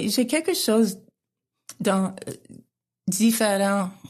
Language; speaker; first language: French; non-native, local second language; English